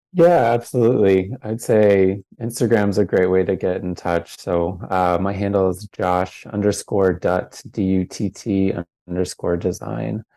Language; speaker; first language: English; native; English